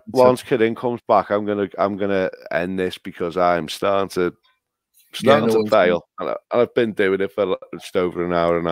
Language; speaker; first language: English; native; English